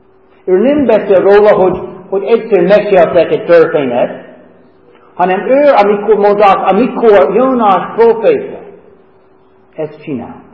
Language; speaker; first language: Hungarian; non-native, fluent; English